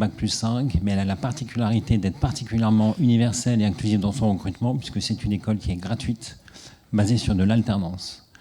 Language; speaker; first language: French; native; French